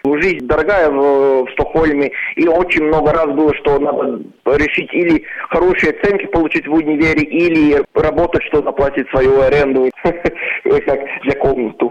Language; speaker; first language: Russian; non-native, local second language; Latvian